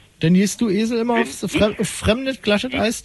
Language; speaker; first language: German; native; German